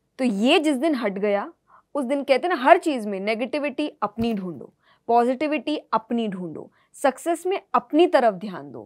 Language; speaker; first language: Hindi; native; Hindi